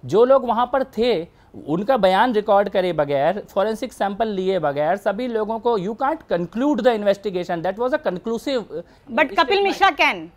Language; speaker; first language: Hindi; native; Hindi